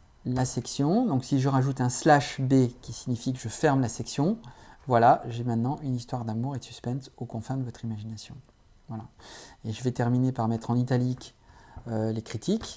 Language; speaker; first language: French; native; French